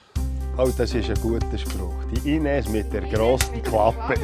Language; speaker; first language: German; native; German